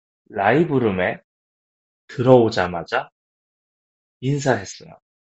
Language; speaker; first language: Korean; native; Korean